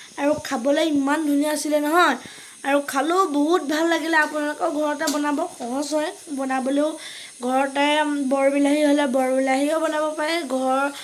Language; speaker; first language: Assamese; native; Assamese